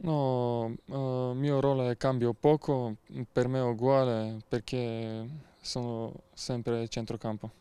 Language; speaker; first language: Italian; non-native, learner; Bulgarian